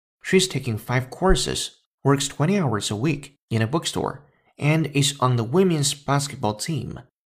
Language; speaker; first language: English; non-native, fluent; Chinese